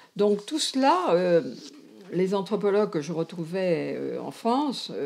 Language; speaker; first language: French; native; French